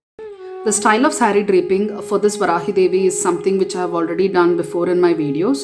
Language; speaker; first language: English; non-native, local second language; Kannada